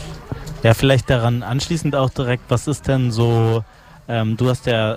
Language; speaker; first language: German; native; German